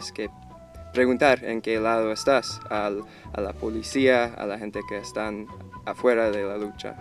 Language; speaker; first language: Spanish; non-native, fluent; English